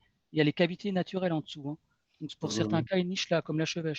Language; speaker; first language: French; native; French